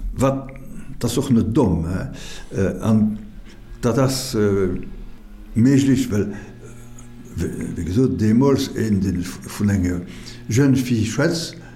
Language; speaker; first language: Luxembourgish; non-native, fluent; French